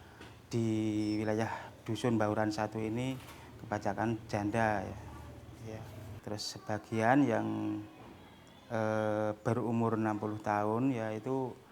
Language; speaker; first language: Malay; non-native, local second language; Javanese